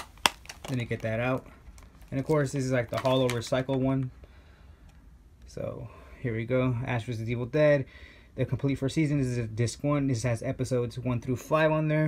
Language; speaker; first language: English; native; English